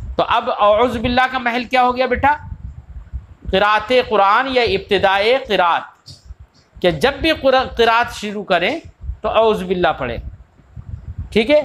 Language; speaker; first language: Urdu; native; Urdu